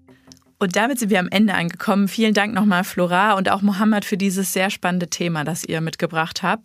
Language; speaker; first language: German; native; German